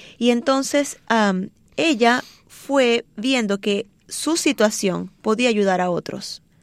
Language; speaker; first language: Spanish; native; Spanish